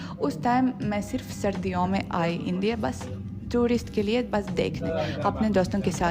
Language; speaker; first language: Hindi; non-native, fluent; Russian